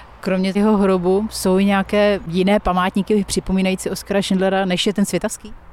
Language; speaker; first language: Czech; native; Czech